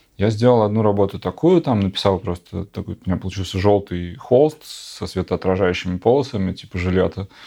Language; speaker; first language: Russian; native; Russian